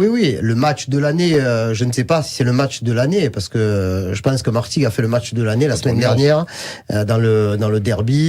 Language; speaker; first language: French; native; French